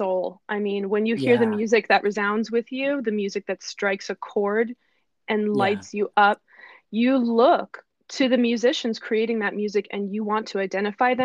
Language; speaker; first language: English; native; English